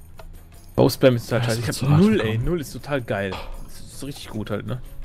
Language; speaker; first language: German; native; German